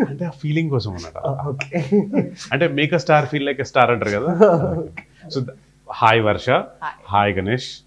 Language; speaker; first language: Telugu; native; Telugu